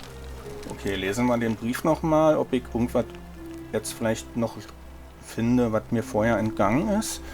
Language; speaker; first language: German; native; German